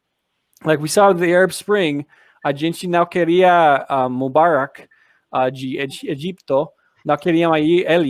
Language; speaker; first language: Portuguese; non-native, learner; English